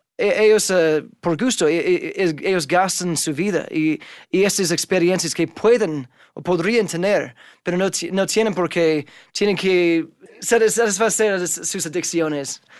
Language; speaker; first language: Spanish; non-native, fluent; English